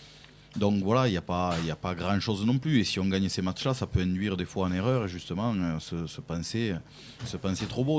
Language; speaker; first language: French; native; French